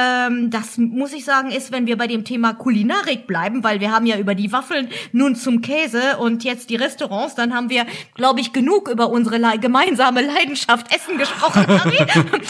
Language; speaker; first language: German; native; German